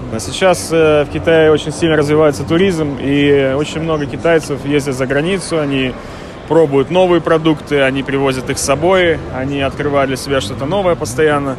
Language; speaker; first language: Russian; native; Russian